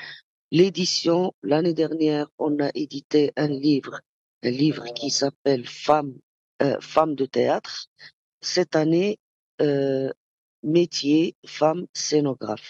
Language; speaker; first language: French; non-native, local second language; Arabic